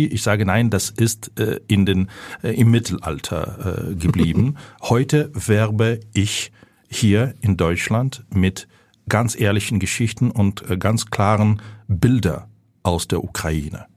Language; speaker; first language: German; non-native, fluent; Ukrainian